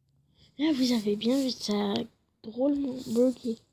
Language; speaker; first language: French; native; French